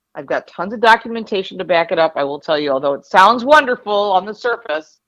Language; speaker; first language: English; native; English